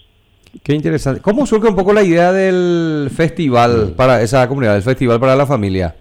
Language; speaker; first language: Spanish; native; Spanish